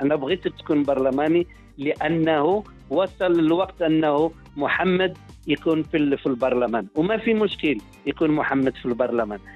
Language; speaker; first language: Arabic; early bilingual, heritage; Arabic